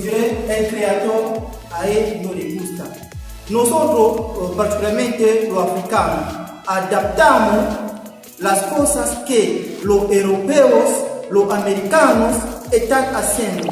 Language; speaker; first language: Spanish; non-native, learner; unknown